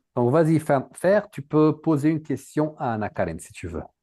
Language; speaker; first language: French; native; French